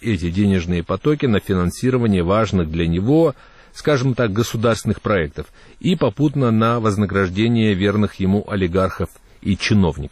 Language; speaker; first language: Russian; native; Russian